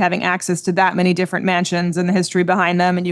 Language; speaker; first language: English; native; English